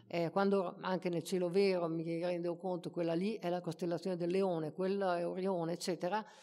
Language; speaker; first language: Italian; native; Italian